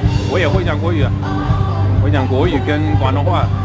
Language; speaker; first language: Chinese; non-native, fluent; English